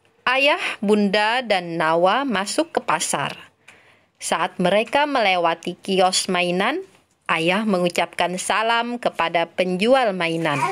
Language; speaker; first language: Indonesian; native; Indonesian